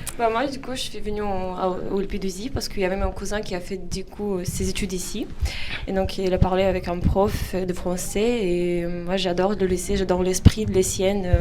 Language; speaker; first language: French; non-native, fluent; Ukrainian